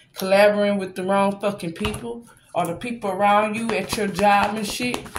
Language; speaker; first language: English; native; English